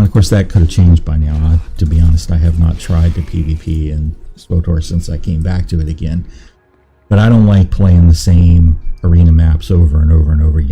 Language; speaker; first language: English; native; English